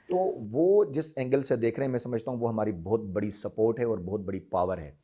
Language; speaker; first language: Urdu; non-native, local second language; Sindhi